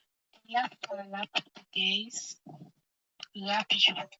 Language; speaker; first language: Portuguese; non-native, learner; Haitian Creole